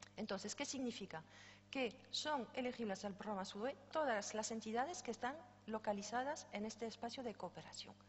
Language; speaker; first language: Spanish; non-native, fluent; French